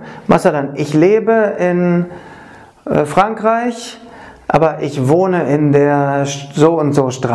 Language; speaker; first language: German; non-native, fluent; Arabic